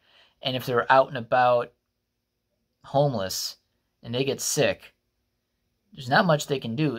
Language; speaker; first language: English; native; English